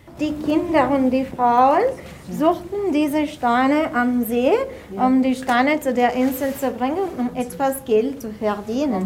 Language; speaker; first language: German; non-native, fluent; Italian